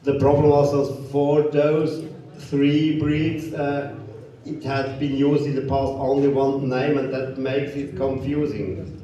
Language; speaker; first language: English; non-native, fluent; German